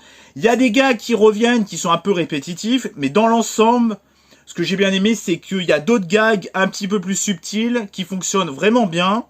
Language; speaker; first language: French; native; French